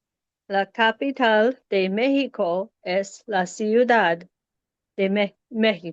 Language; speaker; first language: Spanish; non-native, learner; English